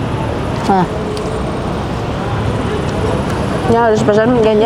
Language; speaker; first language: Indonesian; non-native, local second language; Sundanese